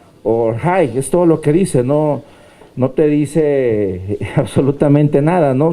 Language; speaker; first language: Spanish; native; Spanish